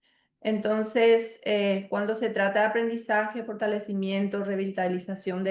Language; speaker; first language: Spanish; native; Spanish